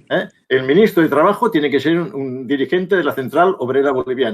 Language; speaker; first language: Spanish; native; Spanish